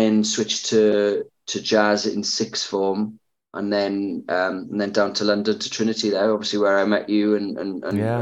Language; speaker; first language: English; native; English